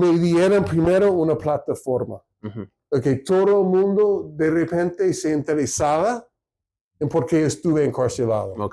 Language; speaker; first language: Spanish; non-native, fluent; English